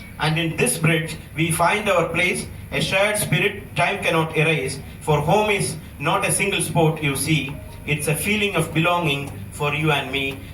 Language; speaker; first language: English; non-native, local second language; Malayalam